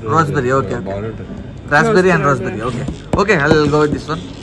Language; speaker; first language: English; non-native, local second language; Telugu